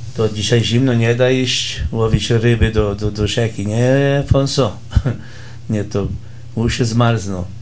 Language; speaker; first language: Polish; early bilingual, heritage; Polish